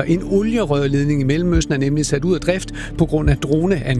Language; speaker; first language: Danish; native; Danish